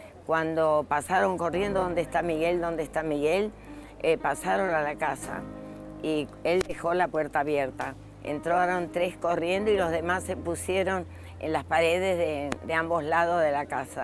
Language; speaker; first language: Spanish; native; Spanish